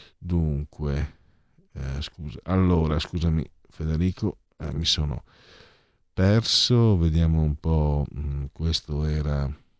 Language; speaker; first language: Italian; native; Italian